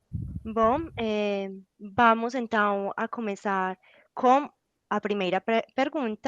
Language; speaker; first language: Portuguese; non-native, learner; Spanish